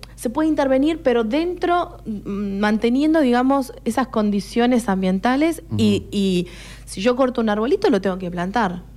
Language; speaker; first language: Spanish; native; Spanish